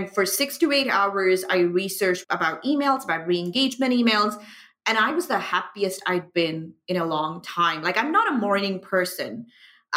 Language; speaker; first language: English; non-native, local second language; Urdu